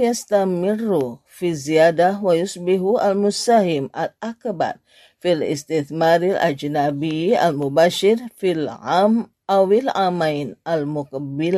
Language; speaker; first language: Arabic; non-native, fluent; Indonesian